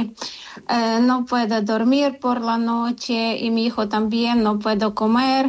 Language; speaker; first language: Spanish; non-native, learner; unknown